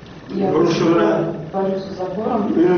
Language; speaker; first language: Russian; non-native, local second language; Tatar